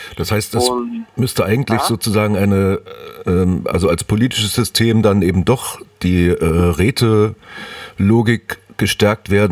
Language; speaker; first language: German; native; German